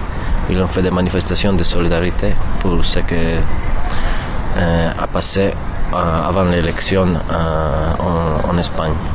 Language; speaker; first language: French; non-native, learner; Italian